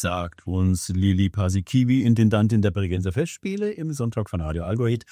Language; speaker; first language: German; native; German